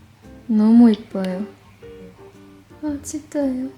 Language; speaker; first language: Korean; non-native, learner; French